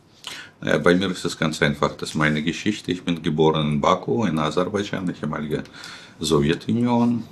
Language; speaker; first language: German; non-native, fluent; Russian